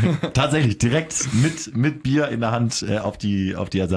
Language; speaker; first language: German; native; German